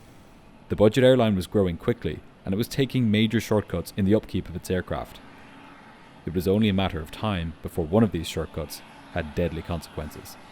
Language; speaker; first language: English; native; English